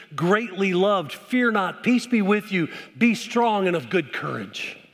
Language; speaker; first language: English; native; English